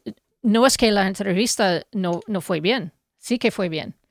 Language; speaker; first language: Spanish; non-native, fluent; English